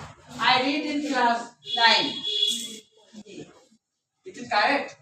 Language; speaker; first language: English; non-native, local second language; Bangla